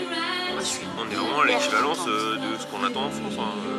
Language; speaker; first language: French; native; French